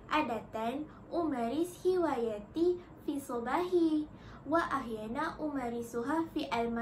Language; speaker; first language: Arabic; non-native, learner; Malay